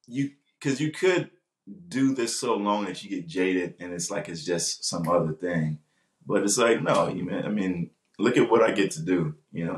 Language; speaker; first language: English; native; English